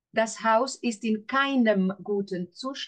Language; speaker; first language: German; non-native, fluent; Greek